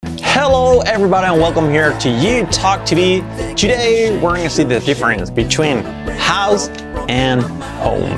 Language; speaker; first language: English; non-native, fluent; Spanish